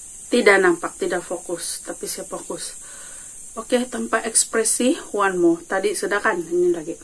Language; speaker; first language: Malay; non-native, local second language; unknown